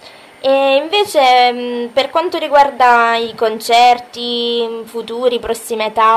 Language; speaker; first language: Italian; native; Italian